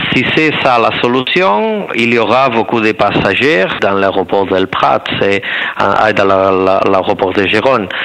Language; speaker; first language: French; non-native, learner; Spanish